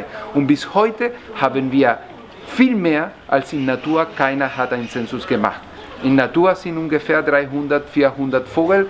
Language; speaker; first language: German; non-native, learner; Spanish